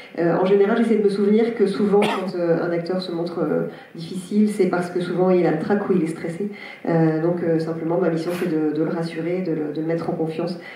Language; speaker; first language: French; native; French